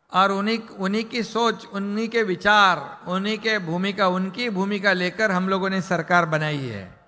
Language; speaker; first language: Hindi; non-native, local second language; Marathi